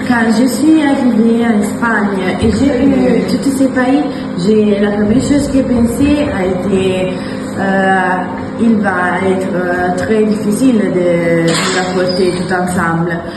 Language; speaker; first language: French; non-native, learner; Italian